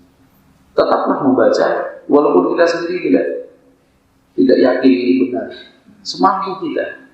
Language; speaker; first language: Indonesian; native; Indonesian